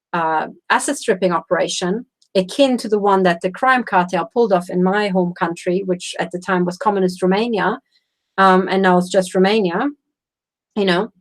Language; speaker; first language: English; non-native, fluent; Romanian